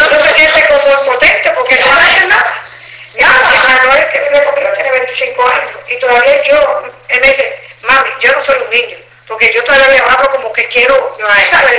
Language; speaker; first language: Spanish; native; Spanish